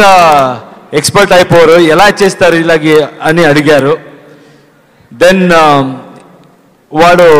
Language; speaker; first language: Telugu; non-native, learner; Kannada